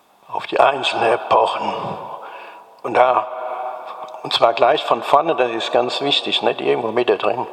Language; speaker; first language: German; native; German